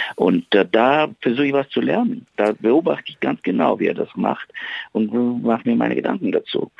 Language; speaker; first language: German; non-native, fluent; Bulgarian